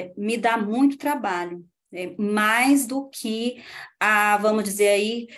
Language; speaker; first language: Portuguese; native; Portuguese